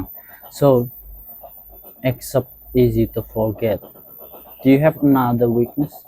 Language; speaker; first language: English; non-native, learner; Indonesian